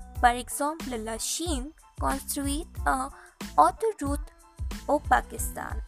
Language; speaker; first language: French; non-native, learner; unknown